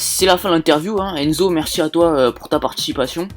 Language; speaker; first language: French; native; French